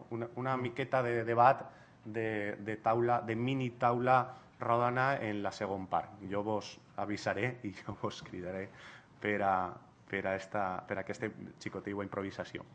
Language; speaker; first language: Catalan; non-native, local second language; Spanish